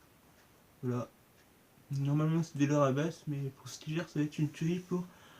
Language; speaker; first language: French; native; French